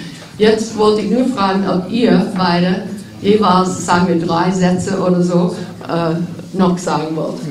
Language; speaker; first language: German; non-native, fluent; English